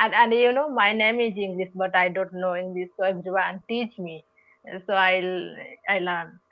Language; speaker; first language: English; non-native, learner; Odia